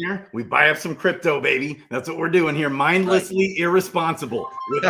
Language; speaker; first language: English; native; English